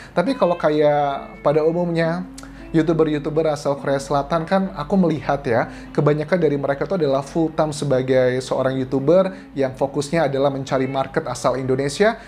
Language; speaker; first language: Indonesian; native; Indonesian